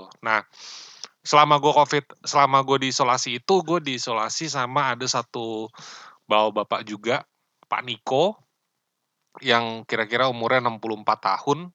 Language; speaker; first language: Indonesian; native; Indonesian